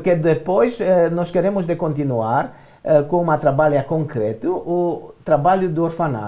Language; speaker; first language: Portuguese; non-native, learner; Romanian